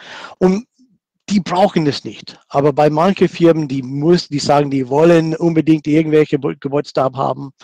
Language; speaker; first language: German; non-native, fluent; English